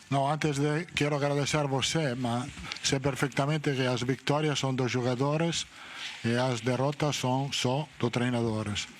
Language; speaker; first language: Portuguese; non-native, learner; Italian